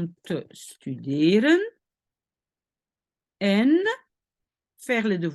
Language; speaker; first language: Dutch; non-native, fluent; French